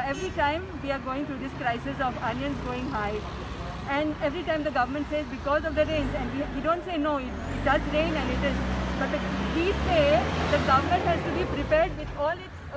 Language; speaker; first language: English; non-native, local second language; Konkani